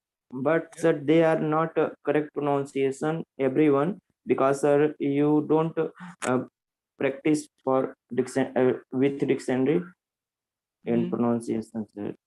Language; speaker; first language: English; non-native, learner; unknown